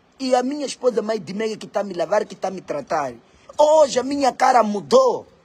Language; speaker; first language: Portuguese; non-native, local second language; Makhuwa